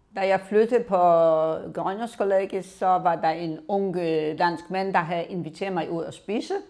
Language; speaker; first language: Danish; non-native, fluent; Polish